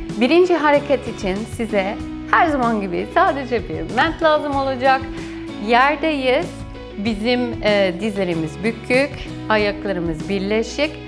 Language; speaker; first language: Turkish; non-native, fluent; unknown